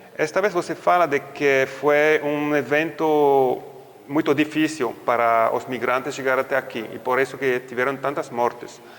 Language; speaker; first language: Portuguese; non-native, fluent; French